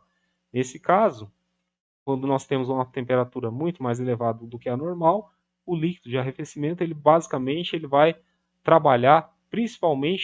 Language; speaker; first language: Portuguese; native; Portuguese